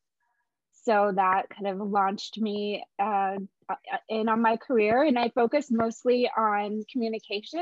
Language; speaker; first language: English; native; English